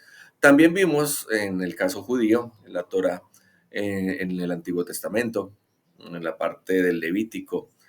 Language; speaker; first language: Spanish; native; Spanish